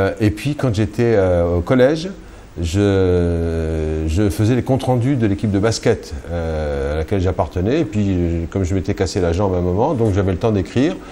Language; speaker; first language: French; early bilingual, other home language; Kabyle